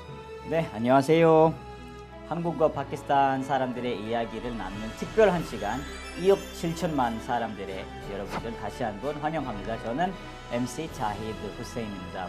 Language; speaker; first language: Korean; non-native, fluent; Urdu